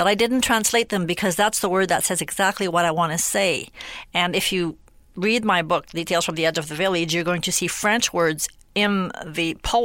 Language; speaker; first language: English; non-native, fluent; French